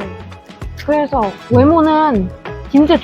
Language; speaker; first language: Korean; non-native, fluent; Vietnamese